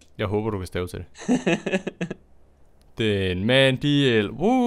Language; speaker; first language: Danish; native; Danish